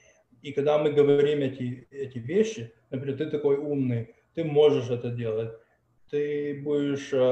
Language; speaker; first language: Russian; early bilingual, heritage; Russian